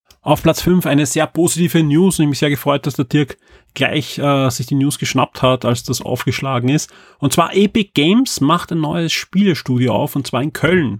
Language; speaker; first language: German; native; German